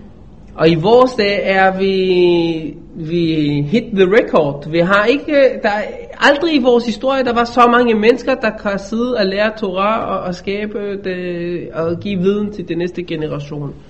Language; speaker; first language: Danish; non-native, fluent; Hebrew